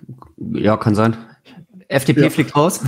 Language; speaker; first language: German; native; German